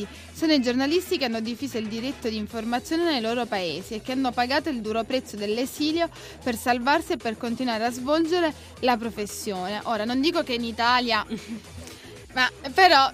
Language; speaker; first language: Italian; native; Italian